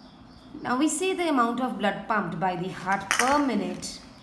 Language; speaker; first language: English; non-native, local second language; Hindi